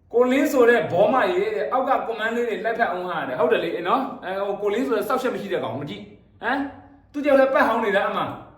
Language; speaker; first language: Burmese; native; Burmese